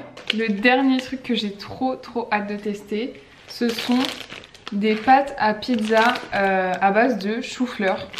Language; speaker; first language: French; native; French